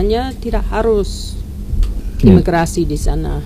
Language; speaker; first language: Indonesian; non-native, learner; English